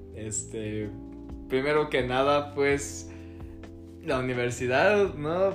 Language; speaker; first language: Spanish; native; Spanish